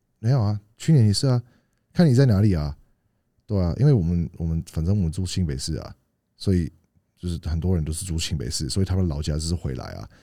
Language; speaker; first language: Chinese; non-native, fluent; English